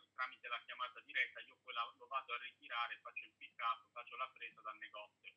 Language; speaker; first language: Italian; native; Italian